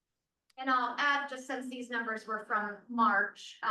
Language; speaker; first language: English; native; English